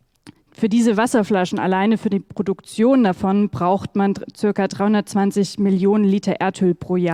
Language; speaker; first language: German; native; German